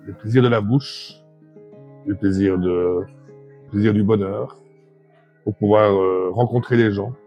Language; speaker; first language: French; native; French